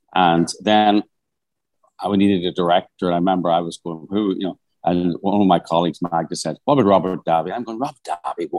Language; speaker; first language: English; native; English